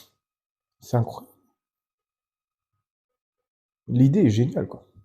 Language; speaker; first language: French; native; French